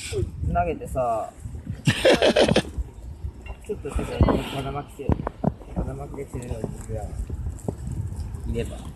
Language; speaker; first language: Japanese; native; Japanese